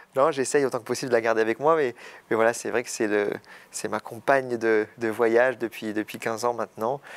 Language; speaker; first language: French; native; French